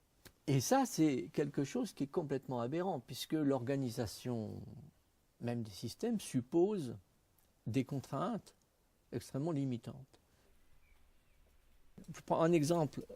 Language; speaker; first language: French; native; French